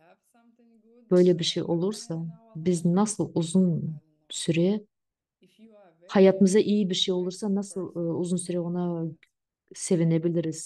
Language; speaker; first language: Turkish; non-native, fluent; Russian